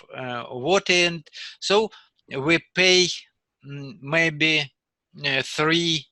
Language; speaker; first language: English; non-native, learner; Russian